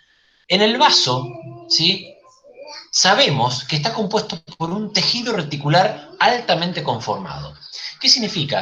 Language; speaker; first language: Spanish; native; Spanish